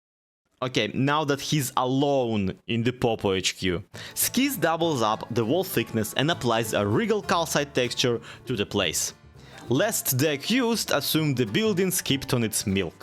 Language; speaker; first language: English; native; English